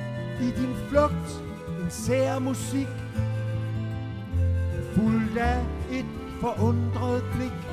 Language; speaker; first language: Danish; native; Danish